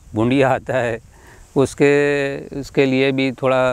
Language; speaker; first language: Hindi; non-native, local second language; Gujarati